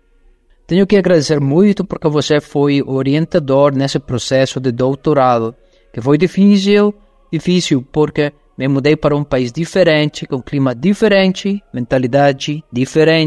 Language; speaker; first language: Portuguese; non-native, fluent; Spanish